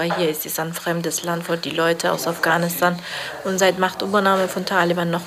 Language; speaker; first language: German; non-native, fluent; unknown